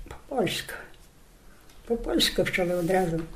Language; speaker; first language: Polish; non-native, local second language; Rusyn